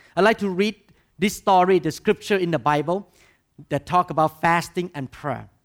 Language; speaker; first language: English; non-native, fluent; Thai